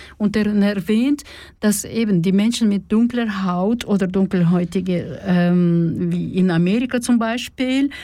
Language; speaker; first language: German; non-native, fluent; Russian